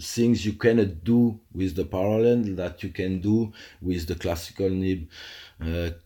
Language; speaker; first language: English; non-native, fluent; French